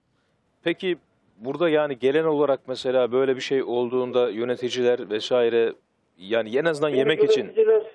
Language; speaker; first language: Turkish; native; Turkish